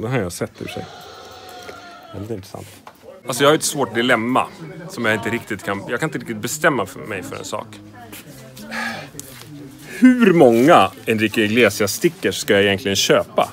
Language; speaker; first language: Swedish; native; Swedish